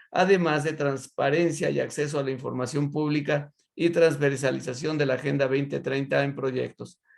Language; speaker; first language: Spanish; native; Spanish